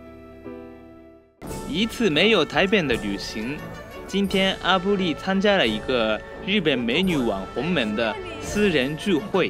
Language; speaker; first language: Chinese; native; Chinese